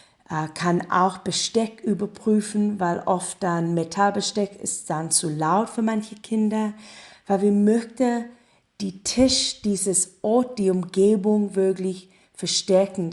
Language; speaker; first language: German; non-native, learner; English